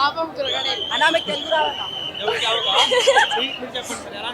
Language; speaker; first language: Telugu; native; Telugu